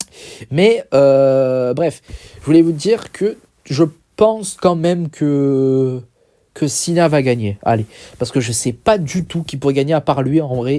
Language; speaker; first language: French; native; French